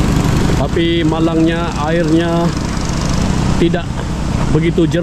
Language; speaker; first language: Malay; non-native, local second language; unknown